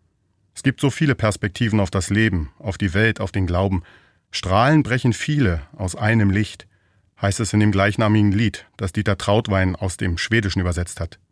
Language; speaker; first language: German; native; German